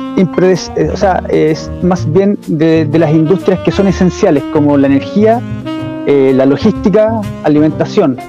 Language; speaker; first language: Spanish; native; Spanish